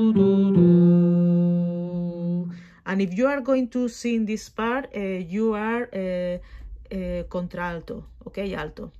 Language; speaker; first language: English; non-native, learner; Catalan